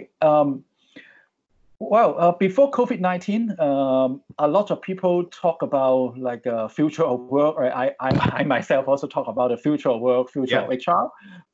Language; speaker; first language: English; non-native, local second language; Cantonese